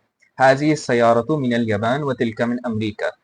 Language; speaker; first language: Arabic; non-native, fluent; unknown